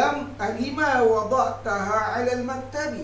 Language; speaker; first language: Arabic; non-native, learner; Malay